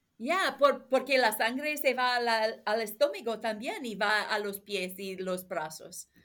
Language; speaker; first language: Spanish; non-native, learner; English